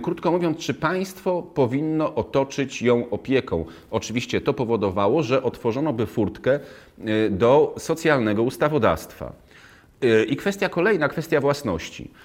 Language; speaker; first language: Polish; native; Polish